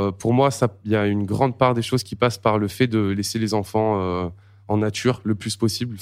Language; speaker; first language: French; native; French